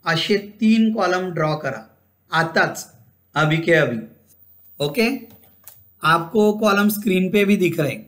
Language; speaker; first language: Hindi; non-native, local second language; Marathi